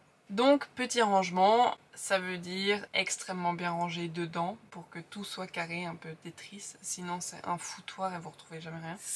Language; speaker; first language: French; native; French